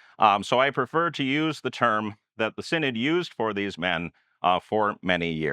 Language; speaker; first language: English; native; English